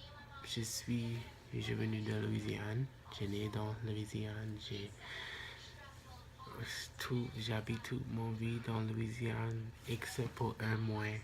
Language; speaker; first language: French; non-native, local second language; English